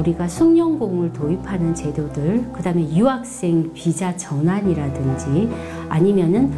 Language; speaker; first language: Korean; native; Korean